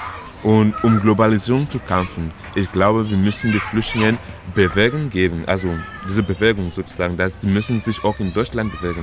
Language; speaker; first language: German; non-native, learner; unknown